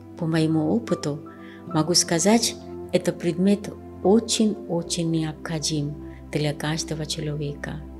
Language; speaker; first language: Russian; non-native, fluent; Hindi